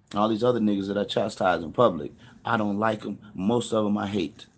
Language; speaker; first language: English; native; English